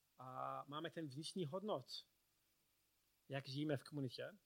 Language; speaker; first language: Czech; non-native, learner; English